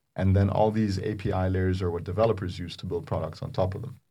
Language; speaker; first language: English; non-native, fluent; Arabic